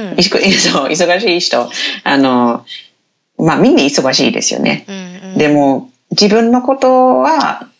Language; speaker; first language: Japanese; non-native, fluent; English